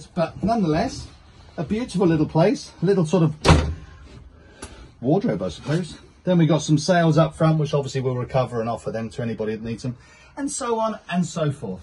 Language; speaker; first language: English; native; English